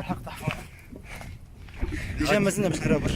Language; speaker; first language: Arabic; native; Arabic